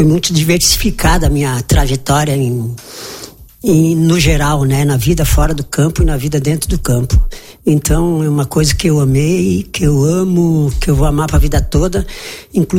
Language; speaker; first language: Portuguese; native; Portuguese